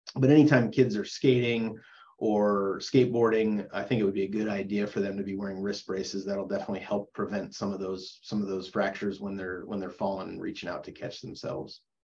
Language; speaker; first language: English; native; English